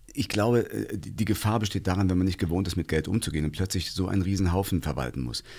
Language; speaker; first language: German; native; German